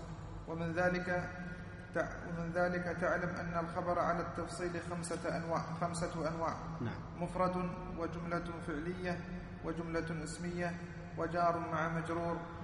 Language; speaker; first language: Arabic; native; Arabic